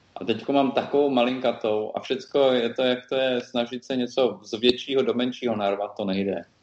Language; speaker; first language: Czech; native; Czech